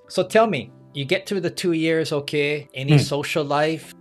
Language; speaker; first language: English; native; English